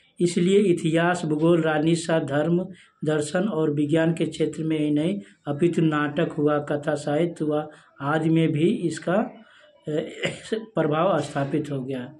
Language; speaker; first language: Hindi; native; Hindi